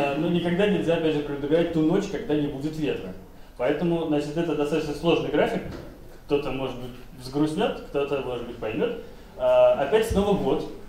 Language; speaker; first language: Russian; native; Russian